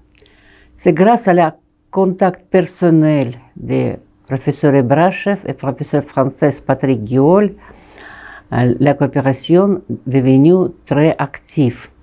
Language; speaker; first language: French; non-native, fluent; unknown